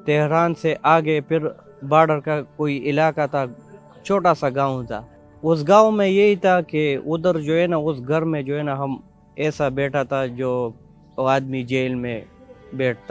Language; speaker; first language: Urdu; non-native, local second language; Pashto